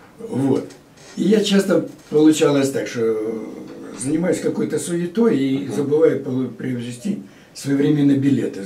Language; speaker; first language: Russian; native; Russian